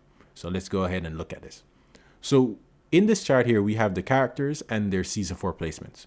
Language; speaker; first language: English; native; English